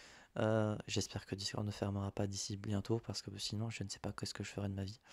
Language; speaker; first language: French; native; French